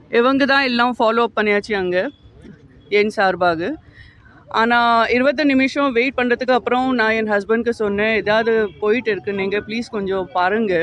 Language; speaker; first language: Tamil; non-native, local second language; Gujarati